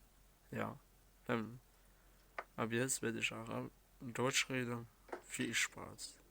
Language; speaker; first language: German; early bilingual, other home language; Arabic